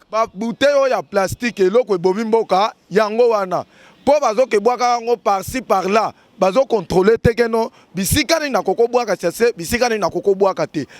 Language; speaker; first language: Lingala; native; Lingala